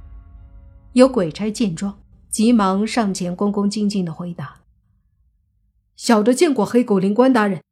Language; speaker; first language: Chinese; native; Chinese